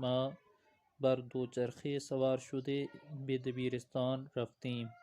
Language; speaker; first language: Persian; non-native, fluent; Urdu